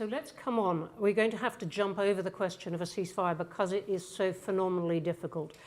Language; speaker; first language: English; native; English